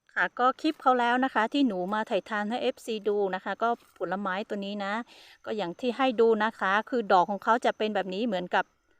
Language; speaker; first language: Thai; non-native, local second language; Hmong